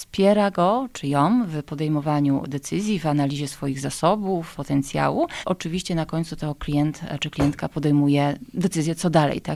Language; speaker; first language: Polish; native; Polish